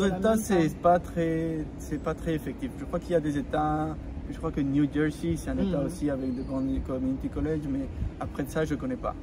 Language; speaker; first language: French; non-native, fluent; Spanish